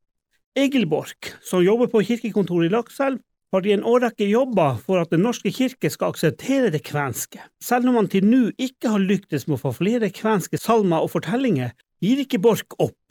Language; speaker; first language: Norwegian; native; Norwegian